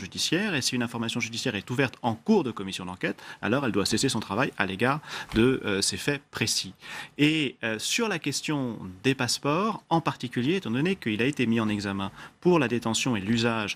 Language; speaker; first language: French; native; French